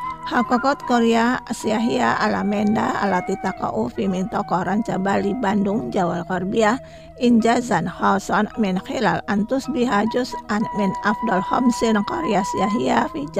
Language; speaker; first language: Arabic; non-native, fluent; Indonesian